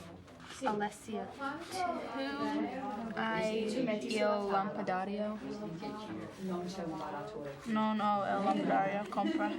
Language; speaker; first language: Italian; non-native, learner; English